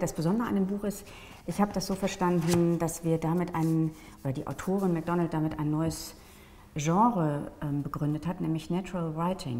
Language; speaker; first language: German; native; German